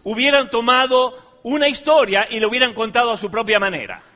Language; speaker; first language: Spanish; native; Spanish